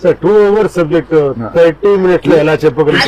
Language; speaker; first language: Telugu; non-native, learner; Kannada